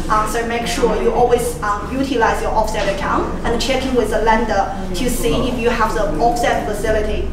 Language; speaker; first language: English; non-native, fluent; Chinese